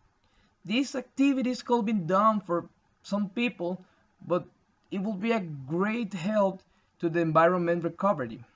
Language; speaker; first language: English; non-native, learner; Spanish